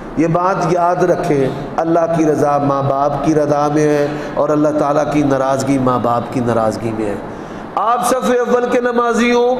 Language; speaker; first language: Urdu; non-native, local second language; Punjabi